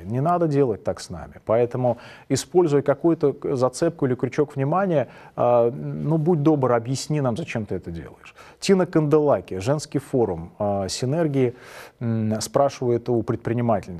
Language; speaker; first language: Russian; native; Russian